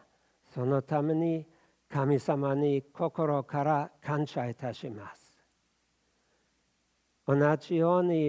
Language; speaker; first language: Japanese; non-native, fluent; German